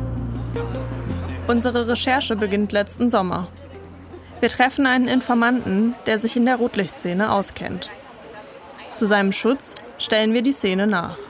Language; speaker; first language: German; native; German